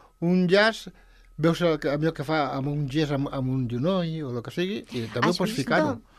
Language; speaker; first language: Catalan; non-native, local second language; Spanish